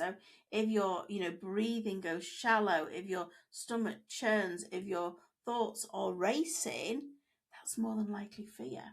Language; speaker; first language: English; native; English